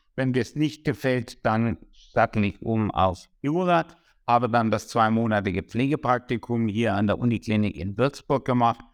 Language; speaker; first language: German; native; German